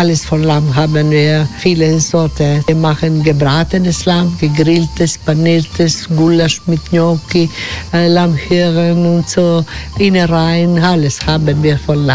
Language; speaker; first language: German; non-native, learner; Croatian